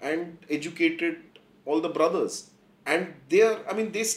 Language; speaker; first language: English; non-native, local second language; Kannada